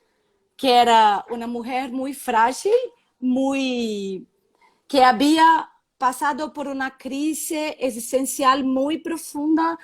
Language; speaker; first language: Spanish; non-native, learner; Portuguese